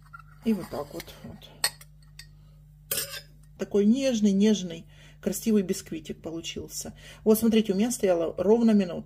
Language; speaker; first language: Russian; native; Russian